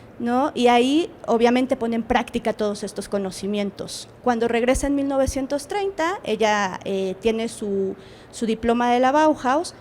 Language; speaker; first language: Spanish; native; Spanish